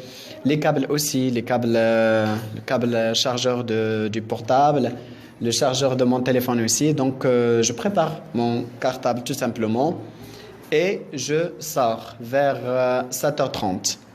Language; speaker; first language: French; non-native, local second language; Arabic